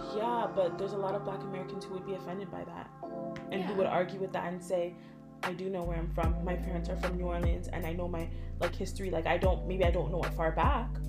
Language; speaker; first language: English; early bilingual, other home language; Akan